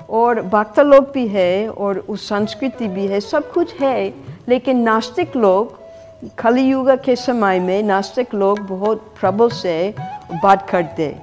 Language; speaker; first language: Hindi; non-native, fluent; English